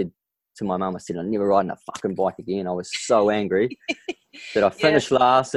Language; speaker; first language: English; native; English